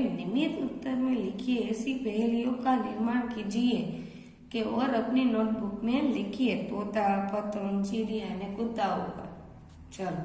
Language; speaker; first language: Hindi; non-native, local second language; Gujarati